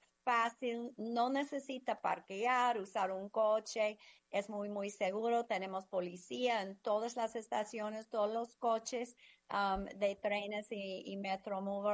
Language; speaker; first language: Spanish; non-native, fluent; English